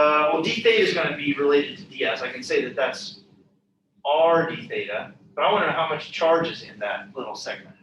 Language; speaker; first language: English; native; English